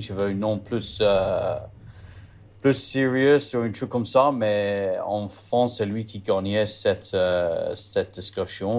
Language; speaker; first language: French; non-native, learner; English